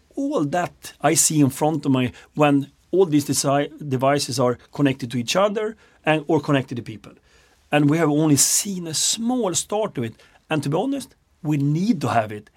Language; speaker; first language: English; non-native, fluent; Swedish